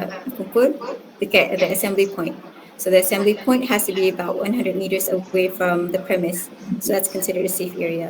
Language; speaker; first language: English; non-native, local second language; Malay